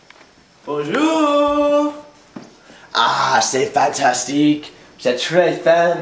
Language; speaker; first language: French; non-native, learner; English